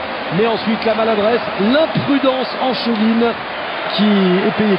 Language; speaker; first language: French; native; French